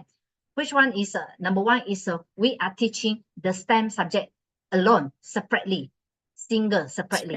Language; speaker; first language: English; non-native, local second language; Malay